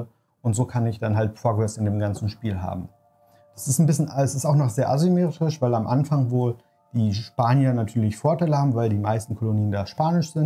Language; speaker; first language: German; native; German